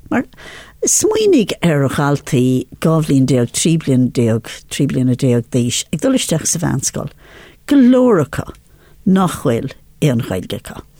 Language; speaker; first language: Irish; non-native, local second language; English